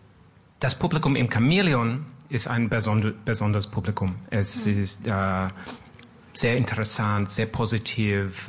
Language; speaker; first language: German; non-native, learner; English